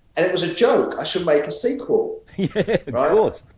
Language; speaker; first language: English; native; English